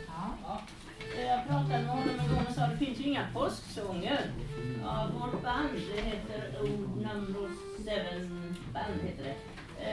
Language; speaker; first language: Swedish; native; Swedish